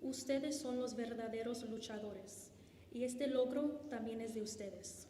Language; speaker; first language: Spanish; early bilingual, heritage; Spanish